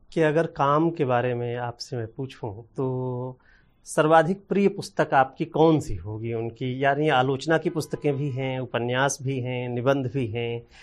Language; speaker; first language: Hindi; native; Hindi